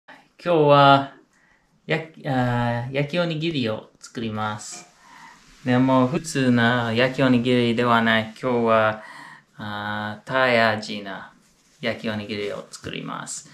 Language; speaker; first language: Japanese; non-native, fluent; English